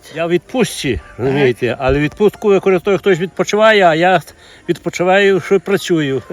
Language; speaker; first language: Ukrainian; native; Ukrainian